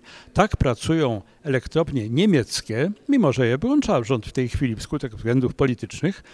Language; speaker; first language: Polish; native; Polish